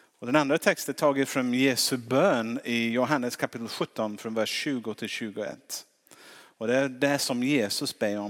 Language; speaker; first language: Swedish; non-native, fluent; English